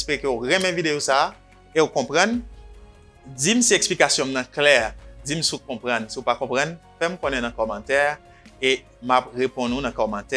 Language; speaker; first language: French; non-native, local second language; Haitian Creole